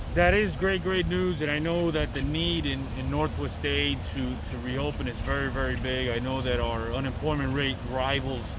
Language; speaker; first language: English; early bilingual, other home language; Spanish